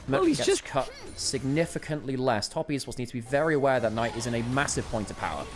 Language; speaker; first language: English; native; English